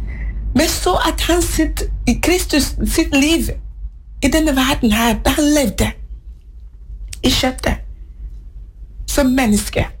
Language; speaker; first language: Norwegian; non-native, fluent; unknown